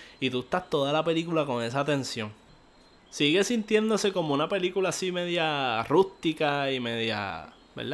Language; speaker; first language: Spanish; native; Spanish